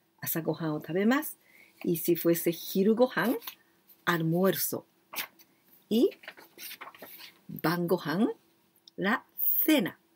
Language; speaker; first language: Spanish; non-native, learner; Japanese